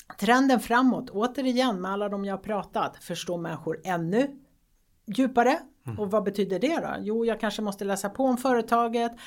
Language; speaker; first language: Swedish; early bilingual, other home language; Greek